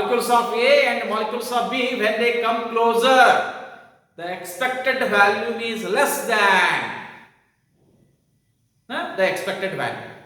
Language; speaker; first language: English; non-native, local second language; Kannada